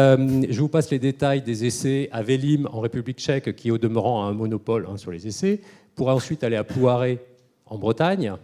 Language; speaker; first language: French; native; French